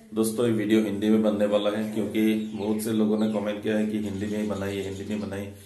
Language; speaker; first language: Hindi; non-native, local second language; Assamese